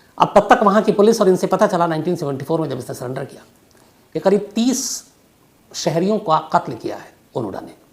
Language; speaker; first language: Hindi; native; Hindi